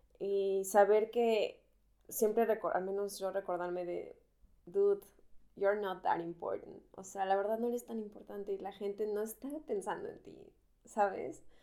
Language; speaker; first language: Spanish; native; Spanish